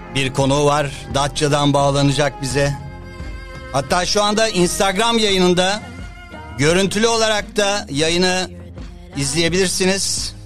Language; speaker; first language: Turkish; native; Turkish